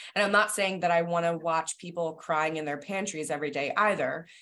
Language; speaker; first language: English; native; English